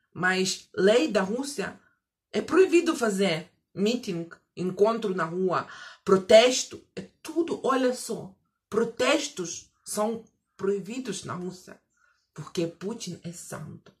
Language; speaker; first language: Portuguese; non-native, fluent; Russian